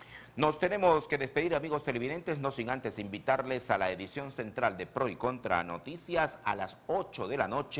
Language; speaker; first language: Spanish; native; Spanish